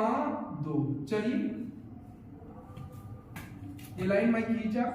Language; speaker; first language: Hindi; native; Hindi